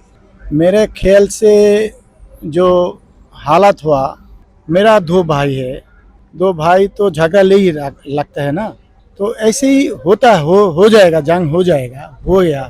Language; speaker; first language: Hindi; non-native, learner; Bangla